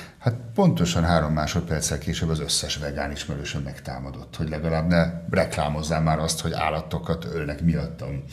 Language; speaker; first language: Hungarian; early bilingual, heritage; Hungarian